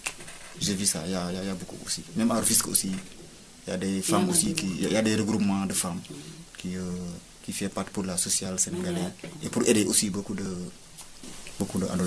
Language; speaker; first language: French; non-native, local second language; Wolof